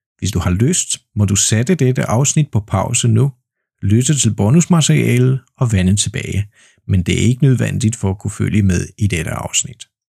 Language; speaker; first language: Danish; non-native, fluent; Polish